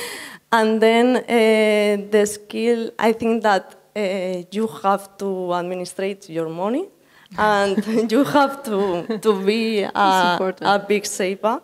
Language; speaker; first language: English; non-native, learner; Spanish